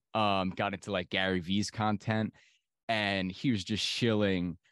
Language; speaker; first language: English; native; English